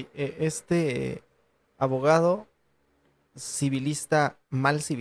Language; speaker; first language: Spanish; native; Spanish